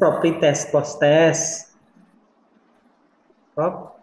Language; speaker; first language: English; non-native, learner; Indonesian